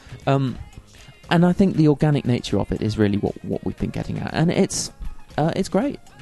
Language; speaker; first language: English; native; English